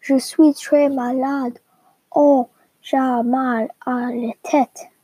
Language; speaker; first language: French; non-native, learner; English